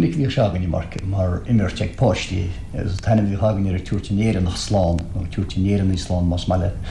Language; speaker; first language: Irish; native; Irish